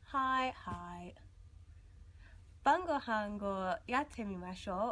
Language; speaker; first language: Japanese; non-native, learner; English